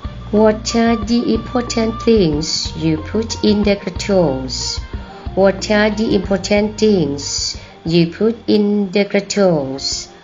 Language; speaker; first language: English; non-native, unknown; Thai